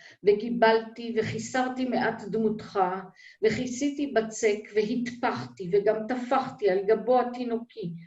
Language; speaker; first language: Hebrew; native; Hebrew